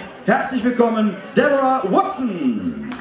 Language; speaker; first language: German; native; German